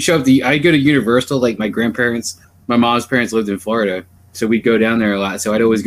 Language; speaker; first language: English; native; English